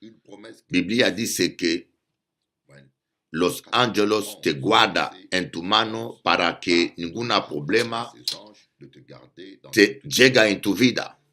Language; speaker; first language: Spanish; non-native, learner; French